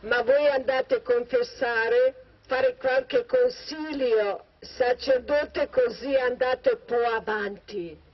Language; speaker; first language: Italian; non-native, learner; Croatian